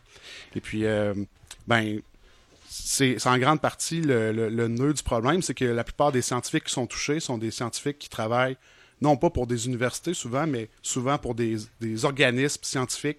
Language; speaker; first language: French; native; French